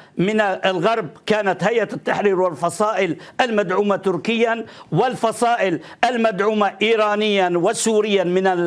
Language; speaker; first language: Arabic; non-native, fluent; Turkish